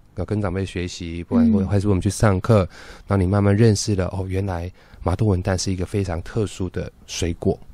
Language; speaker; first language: Chinese; native; Chinese